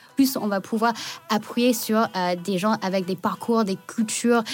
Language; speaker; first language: French; non-native, fluent; Chinese